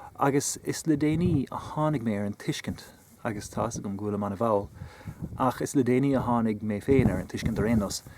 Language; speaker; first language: Irish; non-native, local second language; English